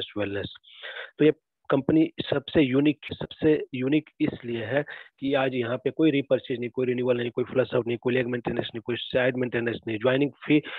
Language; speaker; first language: Hindi; native; Hindi